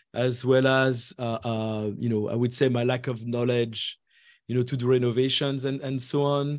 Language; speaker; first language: English; non-native, fluent; French